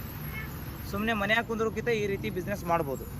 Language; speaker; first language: Kannada; native; Kannada